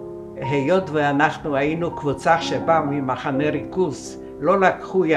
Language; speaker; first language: Hebrew; non-native, fluent; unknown